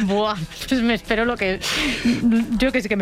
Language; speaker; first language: Spanish; native; Spanish